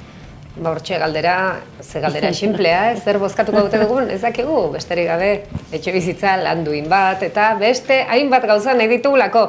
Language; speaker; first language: Basque; native; Basque